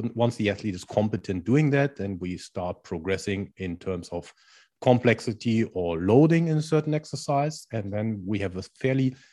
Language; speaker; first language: English; non-native, fluent; German